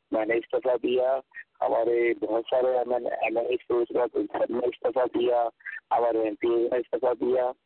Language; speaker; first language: Urdu; non-native, local second language; Punjabi